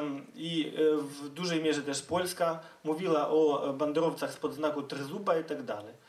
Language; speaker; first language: Polish; non-native, fluent; Ukrainian